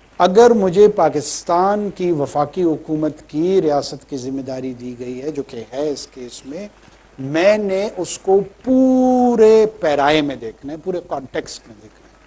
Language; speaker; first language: Urdu; non-native, local second language; Pashto